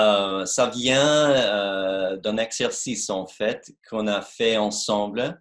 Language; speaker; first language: French; non-native, fluent; English